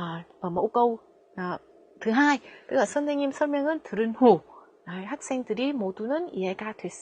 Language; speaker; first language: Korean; non-native, fluent; Vietnamese